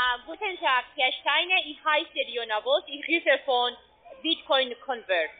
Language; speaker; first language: German; non-native, learner; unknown